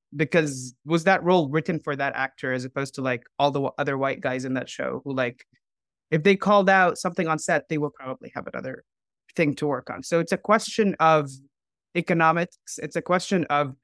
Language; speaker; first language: English; non-native, fluent; Arabic